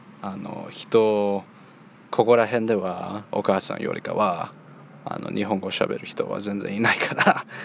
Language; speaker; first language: Japanese; early bilingual, heritage; Japanese